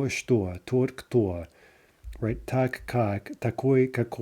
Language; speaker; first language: Russian; non-native, fluent; English